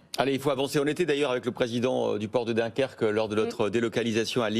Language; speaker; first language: French; native; French